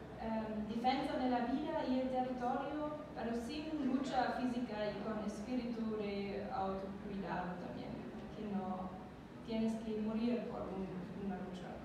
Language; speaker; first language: Spanish; non-native, learner; German